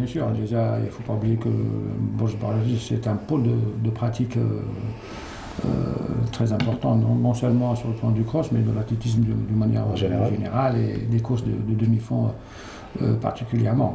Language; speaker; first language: French; non-native, local second language; Arabic